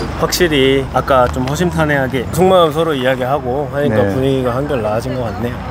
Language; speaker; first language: Korean; native; Korean